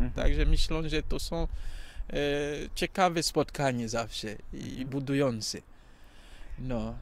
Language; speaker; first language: Polish; non-native, learner; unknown